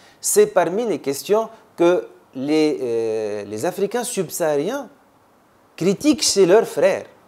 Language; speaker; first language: French; non-native, local second language; Arabic